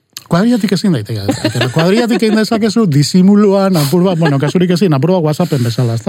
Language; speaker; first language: Basque; non-native, local second language; Spanish